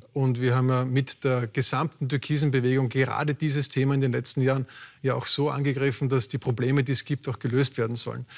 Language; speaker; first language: German; native; German